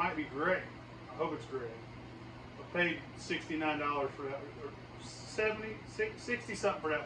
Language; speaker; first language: English; native; English